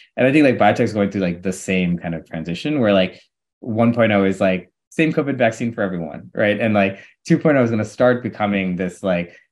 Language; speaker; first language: English; native; English